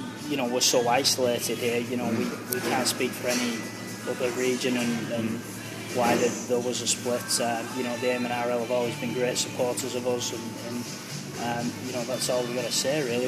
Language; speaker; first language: English; native; English